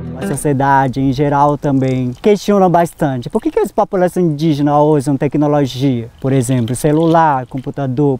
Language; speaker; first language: Portuguese; non-native, local second language; Ticuna